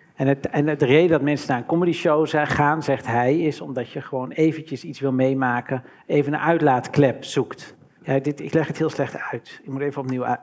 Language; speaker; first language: Dutch; native; Dutch